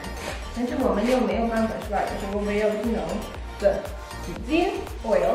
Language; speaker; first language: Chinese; non-native, learner; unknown